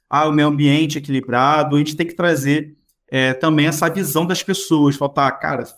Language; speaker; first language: Portuguese; native; Portuguese